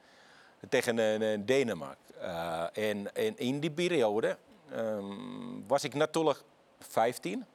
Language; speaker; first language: Dutch; non-native, fluent; Finnish